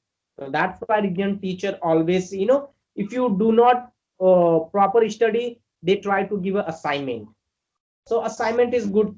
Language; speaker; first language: English; non-native, learner; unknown